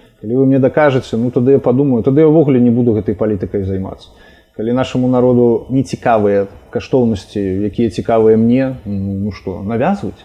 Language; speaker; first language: Belarusian; non-native, local second language; Russian